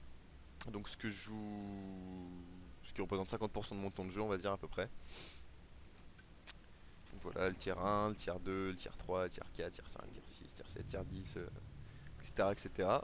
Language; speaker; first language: French; native; French